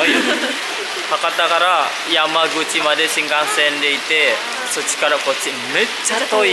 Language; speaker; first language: Japanese; non-native, learner; Indonesian